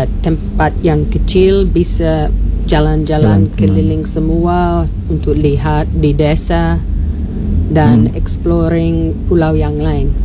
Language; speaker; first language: Indonesian; non-native, learner; English